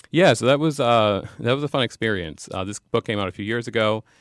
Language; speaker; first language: English; native; English